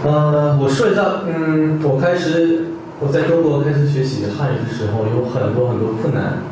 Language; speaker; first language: Chinese; non-native, fluent; Korean